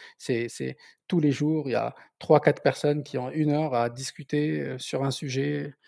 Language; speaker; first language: French; non-native, local second language; Berber languages